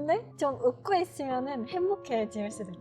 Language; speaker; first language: Korean; non-native, fluent; Japanese